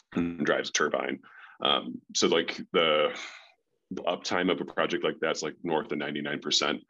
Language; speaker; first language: English; native; English